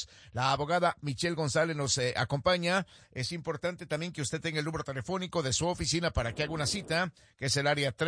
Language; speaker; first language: Spanish; native; Spanish